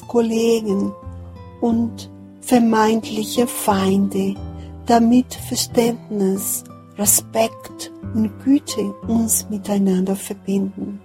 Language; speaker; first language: German; non-native, fluent; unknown